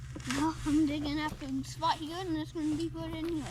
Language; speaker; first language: English; native; English